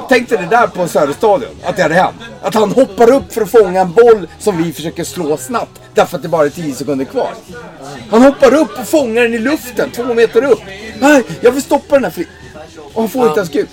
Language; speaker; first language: Swedish; native; Swedish